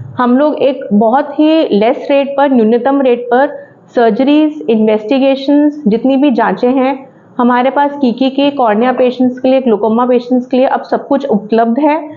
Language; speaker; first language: Hindi; native; Hindi